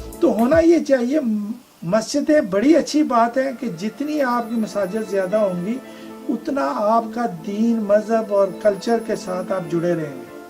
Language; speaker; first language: Urdu; non-native, local second language; Punjabi